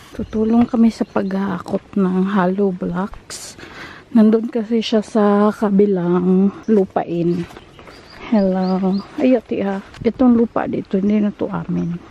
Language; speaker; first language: Filipino; non-native, local second language; Cebuano